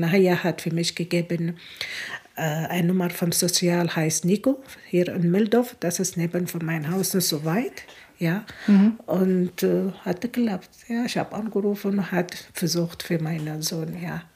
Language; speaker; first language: German; non-native, learner; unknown